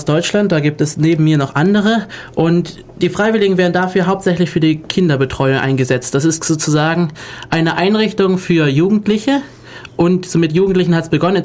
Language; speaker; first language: German; native; German